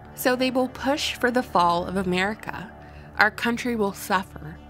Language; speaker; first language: English; native; English